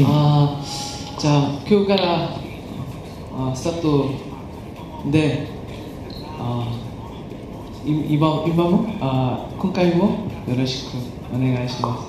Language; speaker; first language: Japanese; non-native, learner; Korean